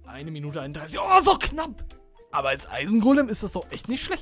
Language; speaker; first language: German; native; German